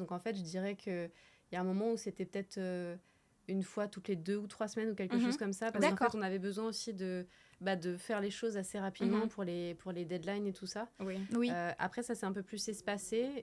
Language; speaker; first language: French; native; French